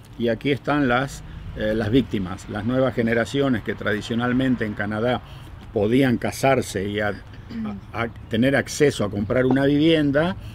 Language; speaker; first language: Spanish; native; Spanish